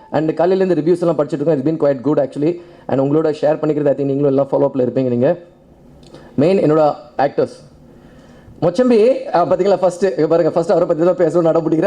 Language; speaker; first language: Tamil; native; Tamil